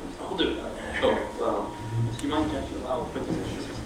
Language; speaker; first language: English; native; English